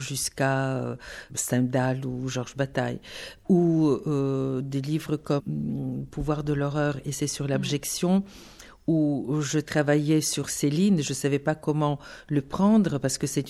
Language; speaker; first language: French; non-native, fluent; Bulgarian